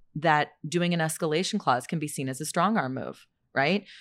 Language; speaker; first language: English; native; English